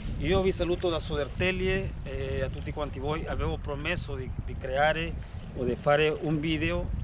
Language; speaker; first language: Italian; non-native, fluent; Spanish